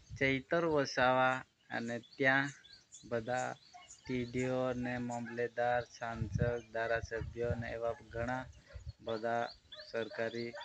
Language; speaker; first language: Gujarati; non-native, local second language; Bhili